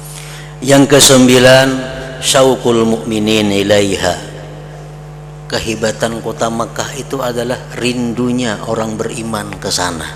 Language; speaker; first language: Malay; non-native, local second language; Banjar